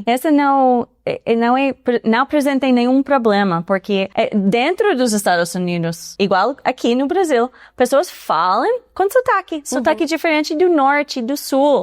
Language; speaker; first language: Portuguese; non-native, fluent; English